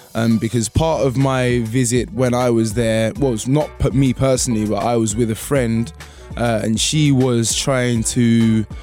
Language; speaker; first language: English; early bilingual, other home language; Akan